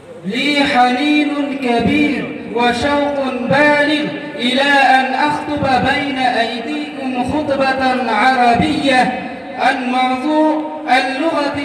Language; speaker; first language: Arabic; non-native, learner; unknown